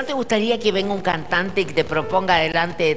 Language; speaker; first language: Spanish; native; Spanish